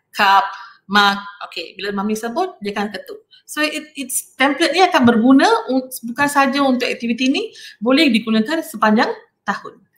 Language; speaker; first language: Malay; non-native, local second language; Tamil